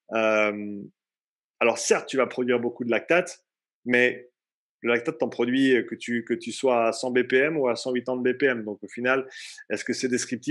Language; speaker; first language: French; native; French